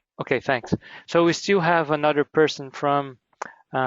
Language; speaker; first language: English; native; English